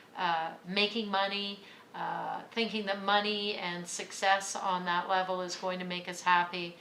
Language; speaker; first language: English; native; English